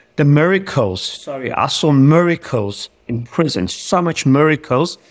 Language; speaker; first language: English; native; English